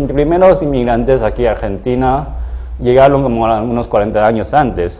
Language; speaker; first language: Spanish; non-native, fluent; Chinese